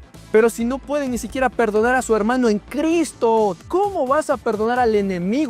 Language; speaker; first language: Spanish; native; Spanish